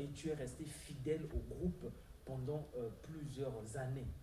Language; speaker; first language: French; non-native, local second language; Lingala